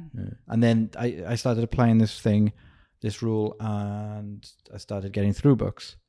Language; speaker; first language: English; native; English